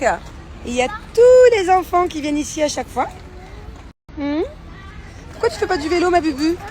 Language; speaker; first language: French; native; French